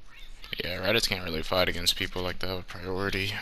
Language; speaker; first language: English; native; English